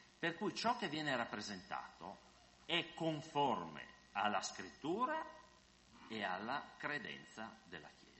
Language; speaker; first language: Italian; non-native, fluent; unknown